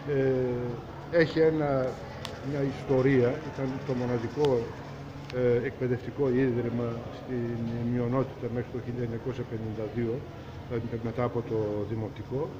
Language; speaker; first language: Greek; non-native, local second language; Turkish